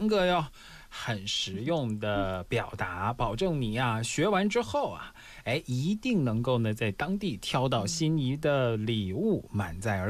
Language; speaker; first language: Chinese; native; Chinese